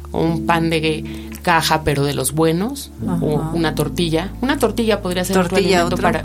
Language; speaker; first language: Spanish; native; Spanish